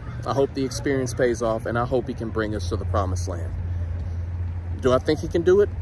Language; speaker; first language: English; native; English